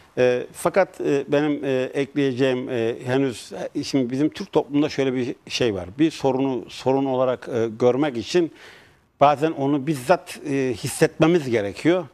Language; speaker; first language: Turkish; native; Turkish